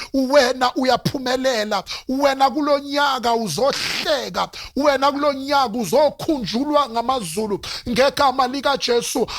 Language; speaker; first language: Zulu; non-native, local second language; Northern Sotho